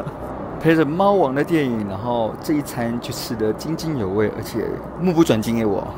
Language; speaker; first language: Chinese; native; Chinese